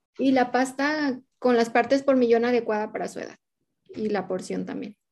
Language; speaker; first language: Spanish; native; Spanish